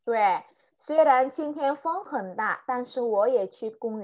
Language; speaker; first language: Chinese; non-native, fluent; Indonesian